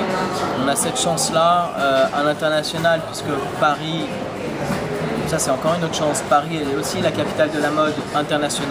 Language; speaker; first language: French; native; French